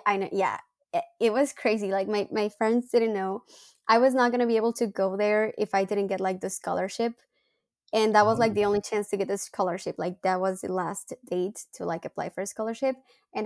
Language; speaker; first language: English; non-native, fluent; Spanish